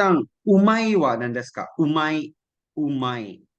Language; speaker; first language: Japanese; non-native, fluent; Cebuano